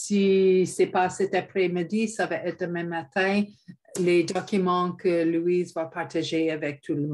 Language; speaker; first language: French; non-native, fluent; English